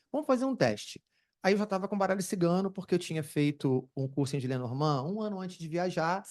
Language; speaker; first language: Portuguese; native; Portuguese